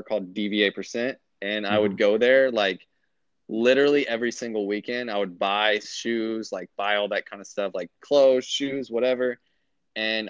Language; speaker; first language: English; native; English